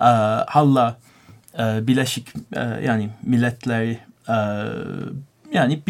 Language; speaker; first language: Turkish; non-native, learner; English